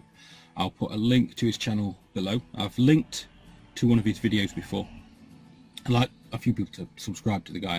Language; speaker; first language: English; native; English